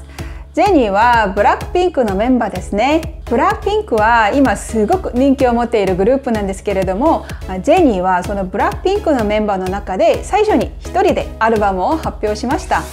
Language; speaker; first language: Japanese; non-native, fluent; Korean